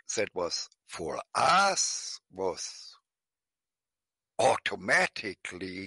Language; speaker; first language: English; non-native, fluent; German